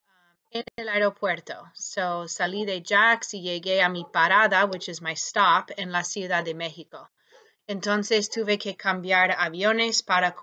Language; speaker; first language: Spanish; non-native, fluent; English